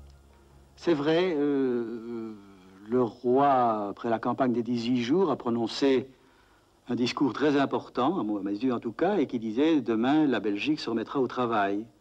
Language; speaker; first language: French; native; French